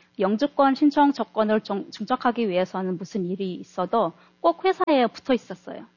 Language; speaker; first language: Korean; non-native, fluent; Turkmen